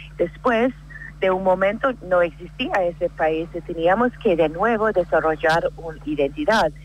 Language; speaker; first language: Spanish; non-native, fluent; English